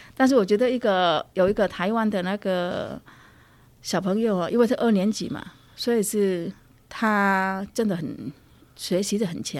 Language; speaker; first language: Chinese; non-native, fluent; Vietnamese